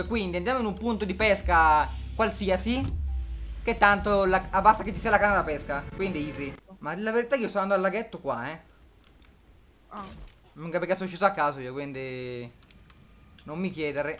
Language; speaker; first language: Italian; native; Italian